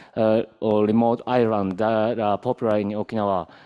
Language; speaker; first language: English; non-native, learner; Japanese